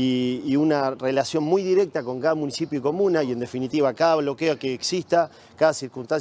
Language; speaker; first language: Spanish; native; Spanish